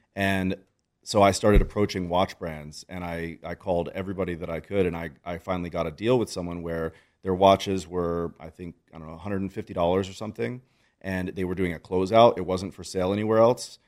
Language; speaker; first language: English; native; English